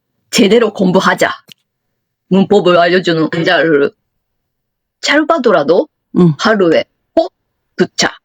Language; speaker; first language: Korean; non-native, fluent; Japanese